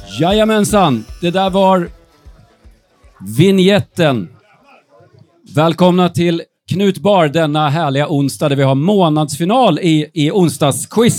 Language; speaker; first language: Swedish; native; Swedish